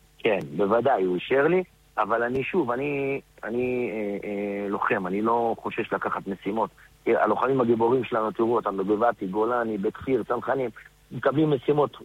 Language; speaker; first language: Hebrew; native; Hebrew